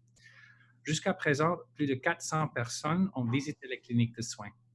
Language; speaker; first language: French; non-native, local second language; English